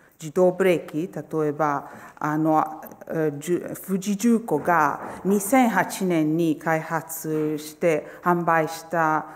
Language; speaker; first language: Japanese; non-native, fluent; Italian